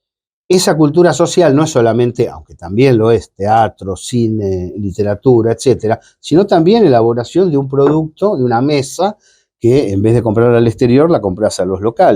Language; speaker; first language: Spanish; native; Spanish